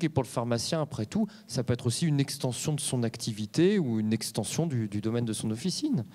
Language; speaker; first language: French; native; French